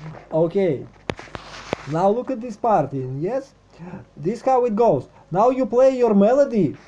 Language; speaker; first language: English; non-native, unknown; Russian